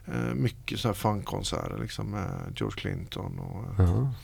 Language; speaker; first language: Swedish; native; Swedish